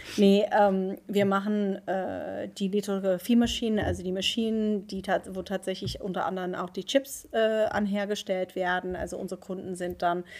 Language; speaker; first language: German; non-native, fluent; Dutch